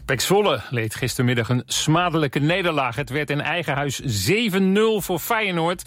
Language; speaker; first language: Dutch; native; Dutch